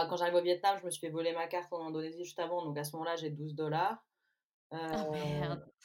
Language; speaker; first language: French; native; French